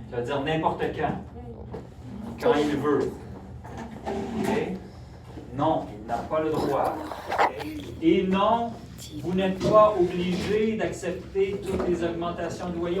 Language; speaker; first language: French; native; French